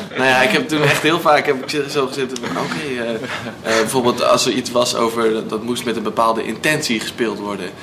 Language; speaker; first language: Dutch; native; Dutch